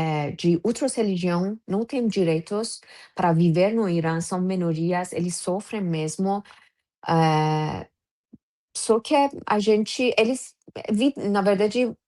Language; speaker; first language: Portuguese; non-native, fluent; Persian